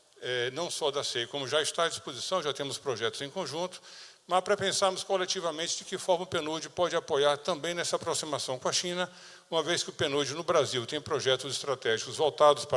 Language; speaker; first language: Portuguese; native; Portuguese